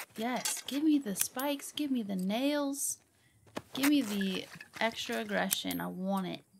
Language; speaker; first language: English; native; English